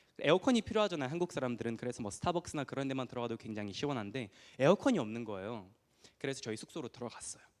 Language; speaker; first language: Korean; early bilingual, heritage; Korean